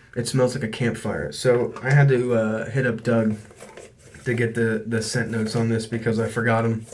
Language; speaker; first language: English; native; English